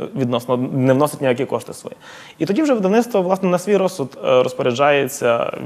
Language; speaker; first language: Ukrainian; native; Ukrainian